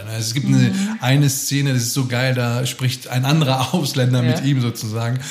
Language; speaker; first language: German; native; German